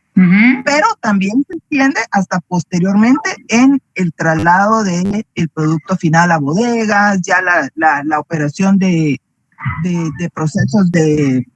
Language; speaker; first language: Spanish; native; Spanish